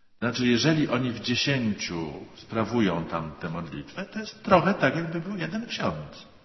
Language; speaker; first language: Polish; native; Polish